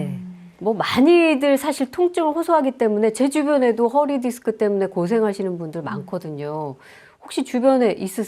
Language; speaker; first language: Korean; native; Korean